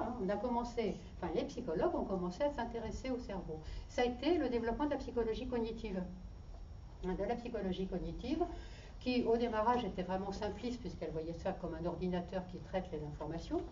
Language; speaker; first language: French; native; French